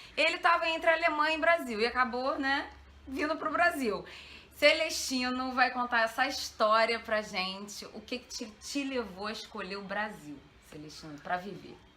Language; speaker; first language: Portuguese; native; Portuguese